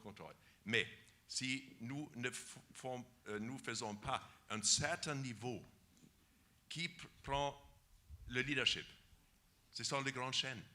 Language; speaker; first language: French; non-native, fluent; German